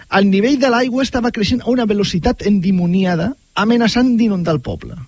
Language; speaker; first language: Catalan; native; Catalan